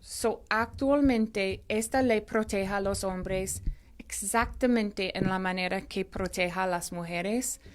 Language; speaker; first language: Spanish; non-native, fluent; English